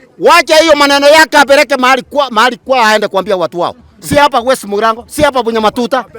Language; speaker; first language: Swahili; non-native, local second language; Gusii